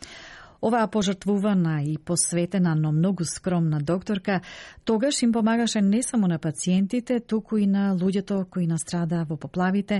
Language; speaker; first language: Macedonian; native; Macedonian